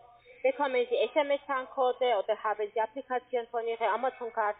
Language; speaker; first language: German; non-native, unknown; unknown